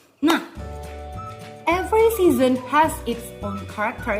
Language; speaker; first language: English; non-native, fluent; Indonesian